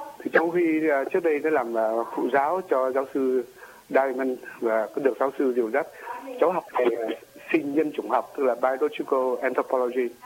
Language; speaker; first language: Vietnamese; native; Vietnamese